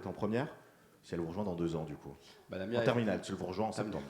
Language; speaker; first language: French; native; French